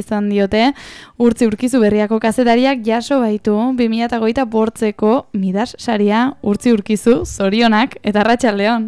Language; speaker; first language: Basque; native; Basque